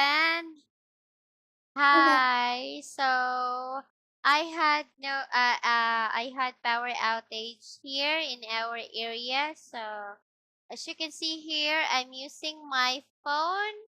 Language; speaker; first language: English; non-native, local second language; Filipino